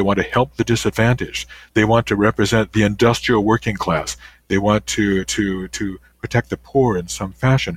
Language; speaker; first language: English; native; English